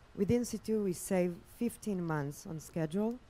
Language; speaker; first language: English; non-native, fluent; Hebrew